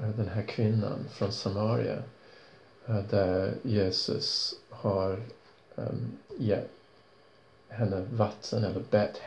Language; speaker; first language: Swedish; non-native, fluent; English